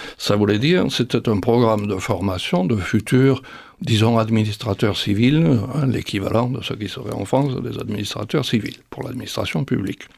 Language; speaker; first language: French; native; French